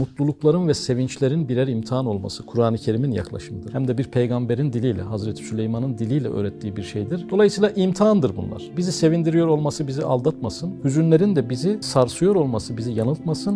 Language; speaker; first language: Turkish; native; Turkish